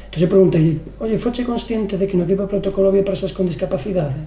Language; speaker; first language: Spanish; native; Spanish